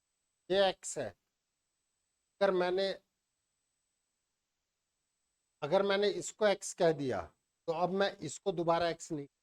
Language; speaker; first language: Hindi; native; Hindi